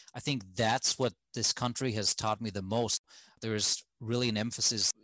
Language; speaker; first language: English; non-native, fluent; German